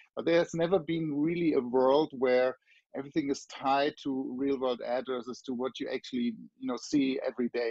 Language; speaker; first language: English; non-native, fluent; German